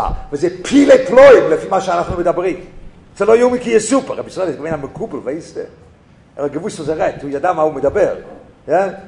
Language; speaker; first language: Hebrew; non-native, fluent; English